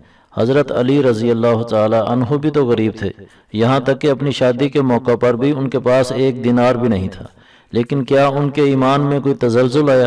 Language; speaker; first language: Urdu; native; Urdu